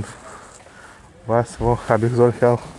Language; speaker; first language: German; non-native, learner; Russian